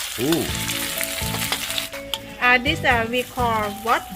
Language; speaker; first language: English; non-native, learner; Thai